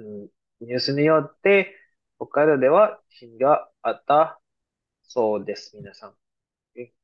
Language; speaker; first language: Japanese; non-native, fluent; Filipino